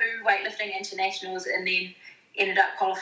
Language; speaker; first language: English; native; English